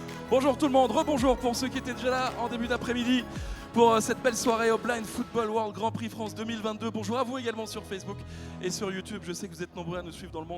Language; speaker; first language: French; native; French